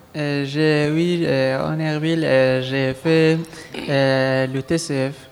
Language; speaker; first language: French; non-native, learner; Kurdish